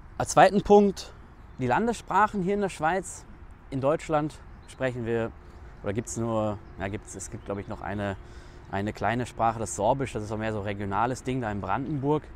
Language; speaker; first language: German; native; German